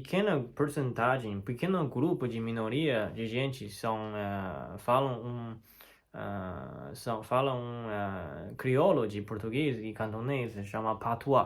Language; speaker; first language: Portuguese; non-native, fluent; Chinese